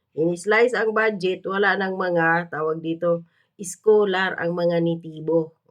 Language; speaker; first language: Filipino; native; Filipino